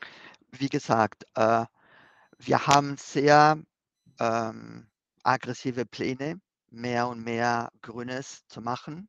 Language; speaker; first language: German; non-native, fluent; Spanish